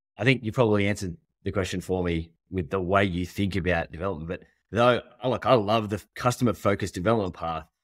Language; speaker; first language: English; native; English